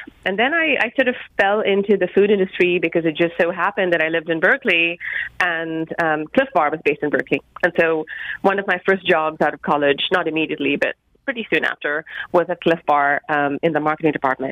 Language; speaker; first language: English; non-native, local second language; Hindi